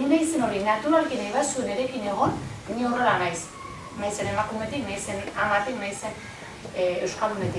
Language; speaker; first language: Basque; native; Basque